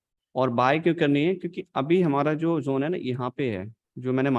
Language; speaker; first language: Hindi; native; Hindi